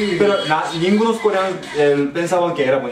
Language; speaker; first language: Spanish; non-native, fluent; Korean